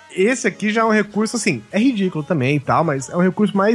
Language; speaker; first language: Portuguese; native; Portuguese